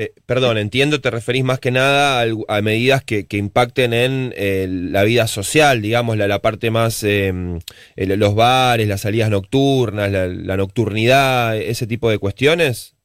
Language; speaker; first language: Spanish; native; Spanish